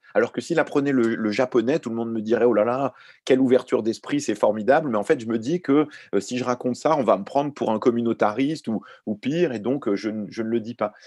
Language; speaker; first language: French; early bilingual, other home language; Arabic